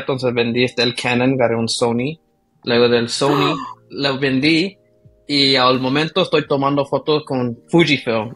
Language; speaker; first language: Spanish; early bilingual, heritage; Spanish